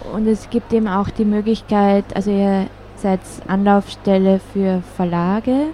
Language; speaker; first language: German; native; German